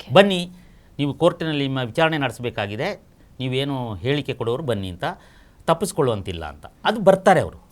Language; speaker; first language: Kannada; non-native, local second language; Kodava